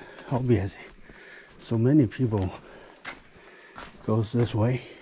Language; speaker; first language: English; non-native, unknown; Chinese